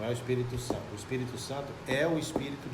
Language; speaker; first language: Portuguese; native; Portuguese